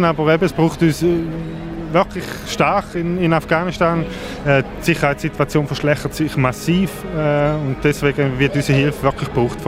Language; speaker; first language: German; native; German